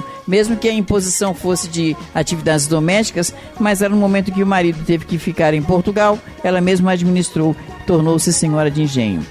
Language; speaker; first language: Portuguese; native; Portuguese